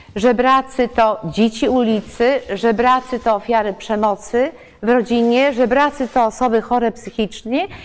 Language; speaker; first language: Polish; native; Polish